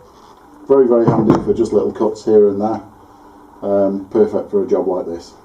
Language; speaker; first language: English; native; English